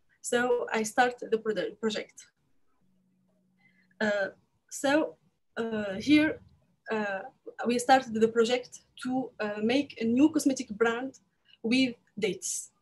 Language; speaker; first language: English; non-native, learner; French